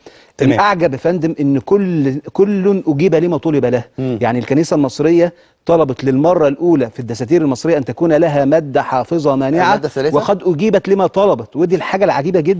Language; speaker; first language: Arabic; native; Arabic